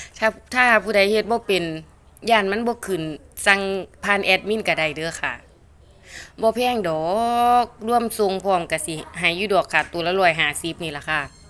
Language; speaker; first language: Thai; native; Thai